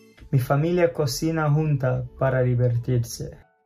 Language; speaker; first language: Spanish; non-native, fluent; English